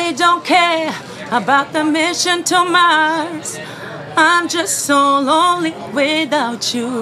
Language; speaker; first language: English; non-native, fluent; Bosnian